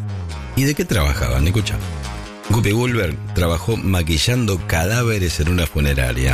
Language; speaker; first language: Spanish; native; Spanish